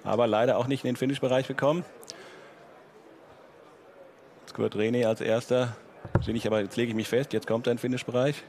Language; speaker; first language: German; native; German